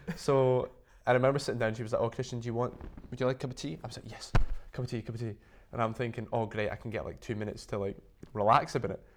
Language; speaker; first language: English; native; English